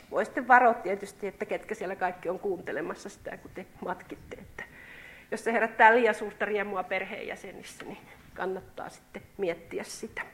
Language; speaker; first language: Finnish; native; Finnish